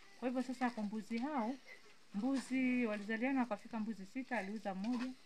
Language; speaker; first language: Swahili; native; Swahili